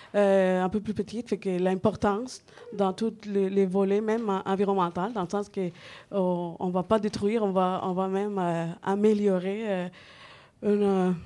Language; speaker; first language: French; non-native, fluent; Spanish